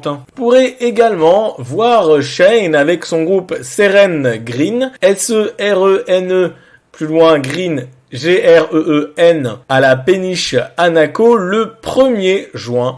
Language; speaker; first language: French; native; French